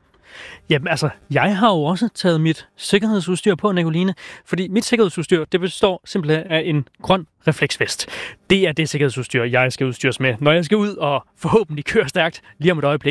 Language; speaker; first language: Danish; native; Danish